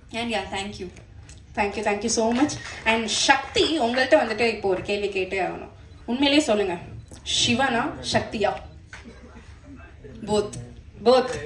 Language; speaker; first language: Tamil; non-native, fluent; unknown